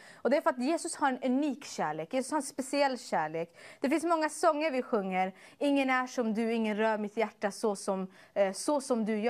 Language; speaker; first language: Swedish; early bilingual, other home language; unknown